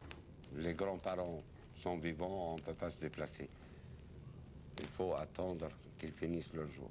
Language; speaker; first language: French; non-native, local second language; Arabic